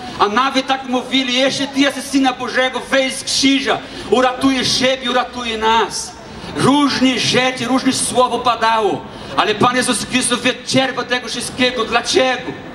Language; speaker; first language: Polish; non-native, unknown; Portuguese